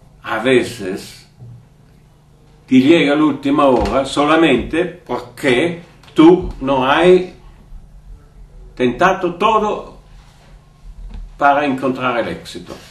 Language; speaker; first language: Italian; non-native, fluent; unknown